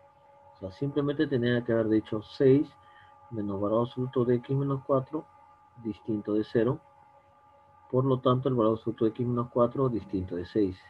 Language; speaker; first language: Spanish; native; Spanish